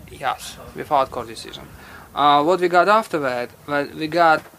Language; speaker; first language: English; non-native, fluent; Russian